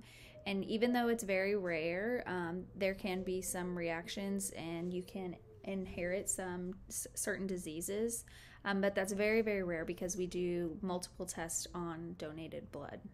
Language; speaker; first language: English; native; English